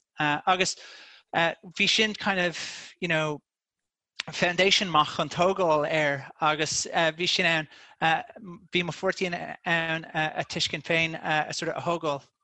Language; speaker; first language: Irish; non-native, local second language; English